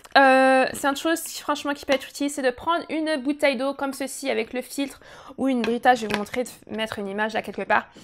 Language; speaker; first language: French; native; French